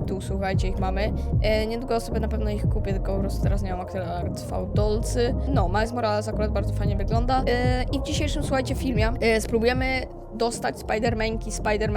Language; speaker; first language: Polish; native; Polish